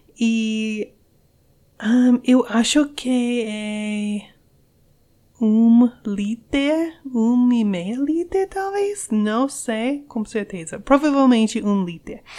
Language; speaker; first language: Portuguese; non-native, learner; English